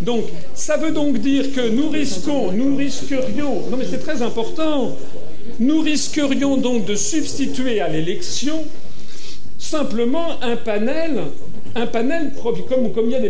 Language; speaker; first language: French; native; French